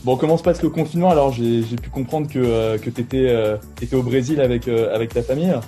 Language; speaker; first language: French; native; French